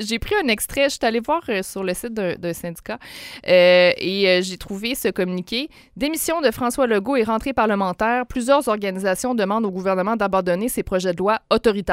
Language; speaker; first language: French; native; French